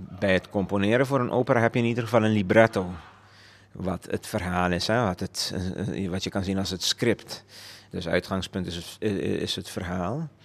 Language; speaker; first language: Dutch; non-native, local second language; Papiamento